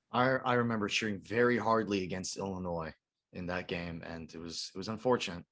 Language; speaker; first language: English; native; English